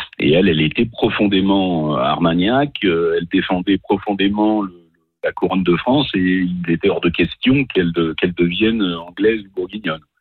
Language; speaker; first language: French; native; French